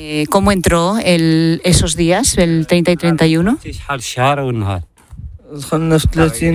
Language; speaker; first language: Spanish; native; Spanish